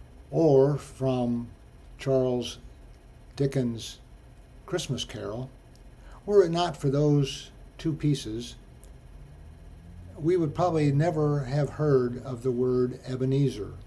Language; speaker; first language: English; native; English